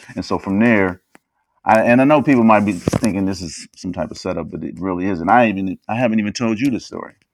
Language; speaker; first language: English; native; English